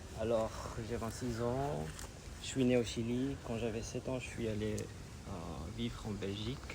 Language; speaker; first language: French; early bilingual, other home language; Spanish